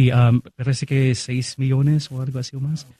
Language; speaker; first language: Spanish; non-native, fluent; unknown